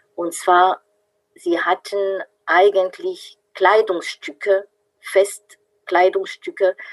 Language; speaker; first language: German; non-native, fluent; French